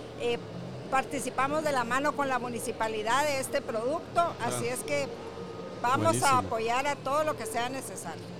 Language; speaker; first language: Spanish; native; Spanish